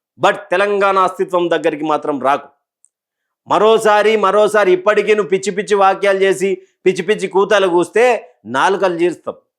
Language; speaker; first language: Telugu; native; Telugu